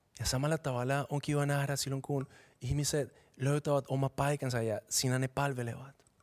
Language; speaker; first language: Finnish; non-native, fluent; Spanish